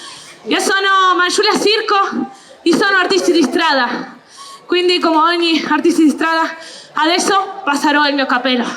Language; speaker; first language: Italian; non-native, learner; Spanish